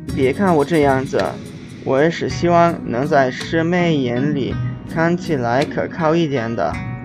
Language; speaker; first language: Chinese; non-native, learner; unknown